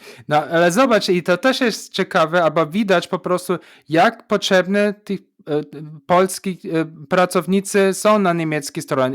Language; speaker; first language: Polish; non-native, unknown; German